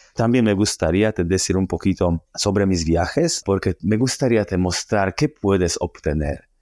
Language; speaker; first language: Spanish; non-native, learner; Slovak